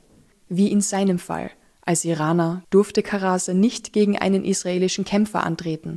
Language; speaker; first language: German; native; German